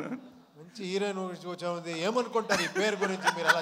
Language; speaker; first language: Telugu; non-native, local second language; Kannada